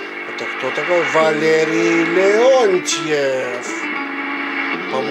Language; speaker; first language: Russian; native; Russian